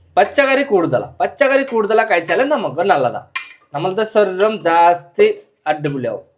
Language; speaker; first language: Malayalam; non-native, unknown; Bangla